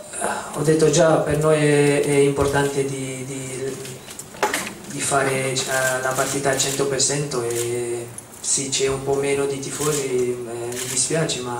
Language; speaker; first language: Italian; non-native, fluent; Dutch